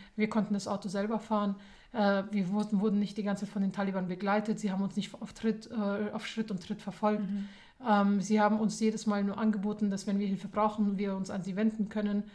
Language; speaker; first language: German; early bilingual, other home language; Persian